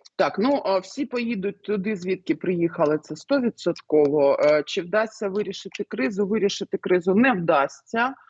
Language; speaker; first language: Ukrainian; native; Ukrainian